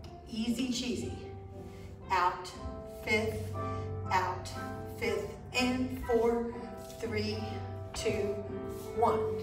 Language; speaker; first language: English; native; English